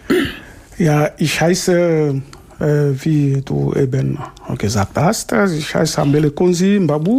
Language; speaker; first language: German; non-native, fluent; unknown